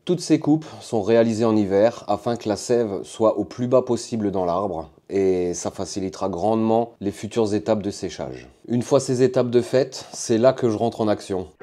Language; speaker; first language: French; native; French